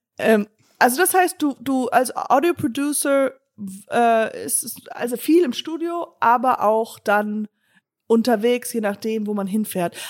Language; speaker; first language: German; non-native, fluent; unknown